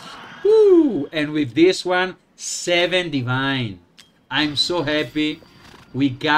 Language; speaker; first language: English; non-native, fluent; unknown